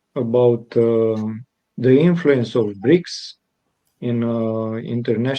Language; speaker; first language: English; non-native, fluent; Romanian